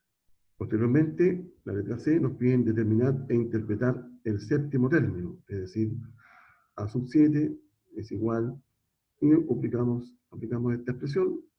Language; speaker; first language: Spanish; native; Spanish